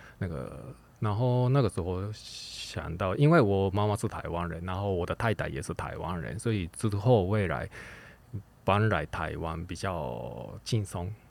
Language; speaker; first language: Chinese; non-native, fluent; Japanese